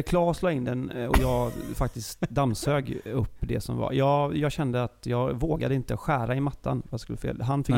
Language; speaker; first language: Swedish; native; Swedish